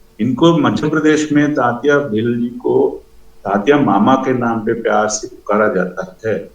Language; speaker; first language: Hindi; non-native, local second language; Telugu